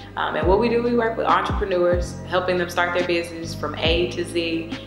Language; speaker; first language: English; native; English